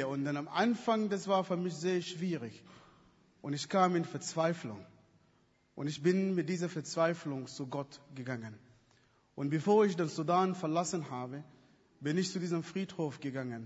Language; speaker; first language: German; non-native, fluent; Arabic